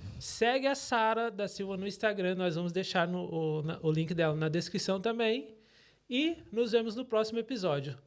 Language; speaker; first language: Portuguese; native; Portuguese